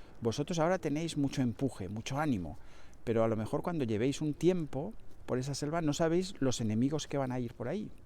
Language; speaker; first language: Spanish; native; Spanish